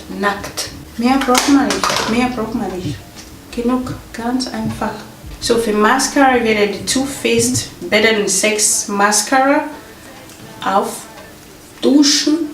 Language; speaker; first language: German; non-native, fluent; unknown